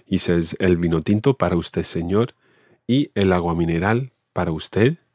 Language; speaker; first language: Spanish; non-native, fluent; English